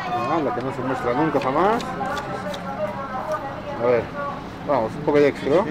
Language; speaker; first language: Spanish; native; Spanish